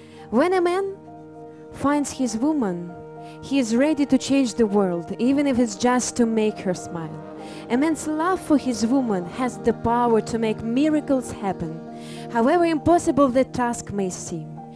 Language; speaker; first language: English; non-native, fluent; Russian